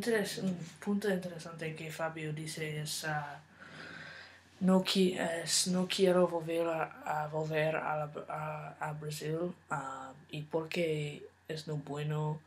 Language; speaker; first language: Spanish; non-native, learner; English